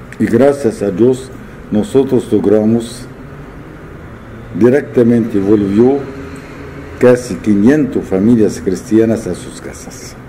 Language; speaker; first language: Spanish; non-native, fluent; Arabic